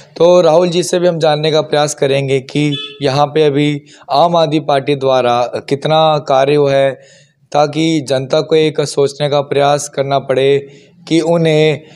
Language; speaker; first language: Hindi; native; Hindi